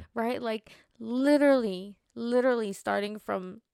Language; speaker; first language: English; early bilingual, other home language; Spanish